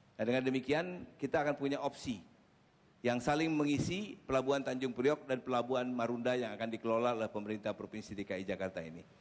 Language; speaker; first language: Indonesian; native; Indonesian